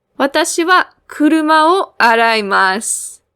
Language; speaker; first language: Japanese; non-native, fluent; English